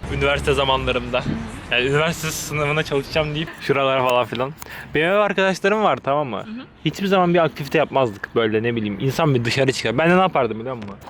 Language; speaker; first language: Turkish; native; Turkish